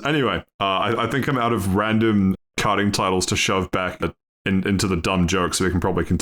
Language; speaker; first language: English; native; English